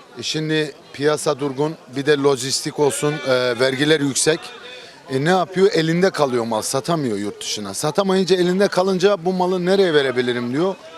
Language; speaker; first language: Turkish; native; Turkish